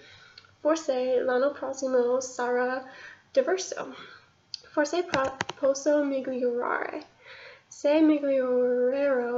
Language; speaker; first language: Italian; non-native, learner; English